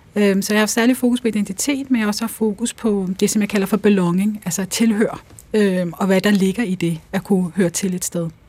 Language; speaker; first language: Danish; early bilingual, other home language; Urdu